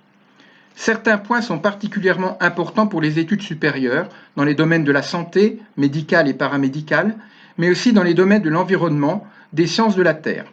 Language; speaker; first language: French; native; French